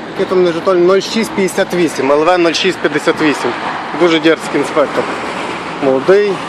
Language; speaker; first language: Ukrainian; native; Ukrainian